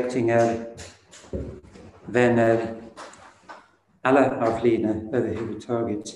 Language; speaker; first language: Swedish; non-native, fluent; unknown